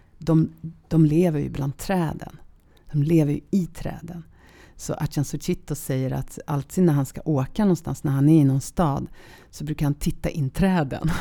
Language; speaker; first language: Swedish; early bilingual, other home language; Polish